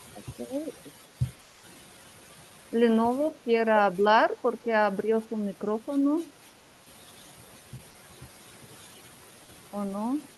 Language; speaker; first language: Spanish; non-native, learner; Russian